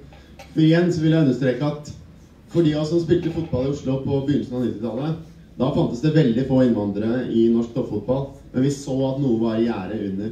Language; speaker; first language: Norwegian; native; Norwegian